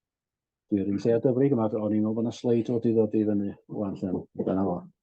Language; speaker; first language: Welsh; native; Welsh